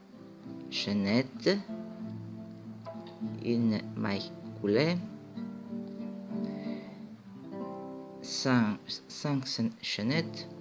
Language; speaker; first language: French; non-native, fluent; Greek